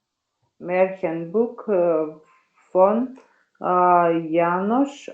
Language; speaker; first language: German; non-native, learner; Macedonian